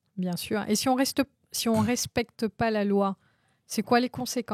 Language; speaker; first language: French; native; French